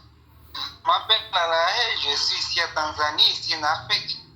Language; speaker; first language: French; non-native, learner; Swahili